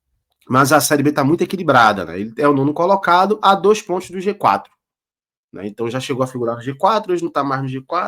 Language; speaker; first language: Portuguese; native; Portuguese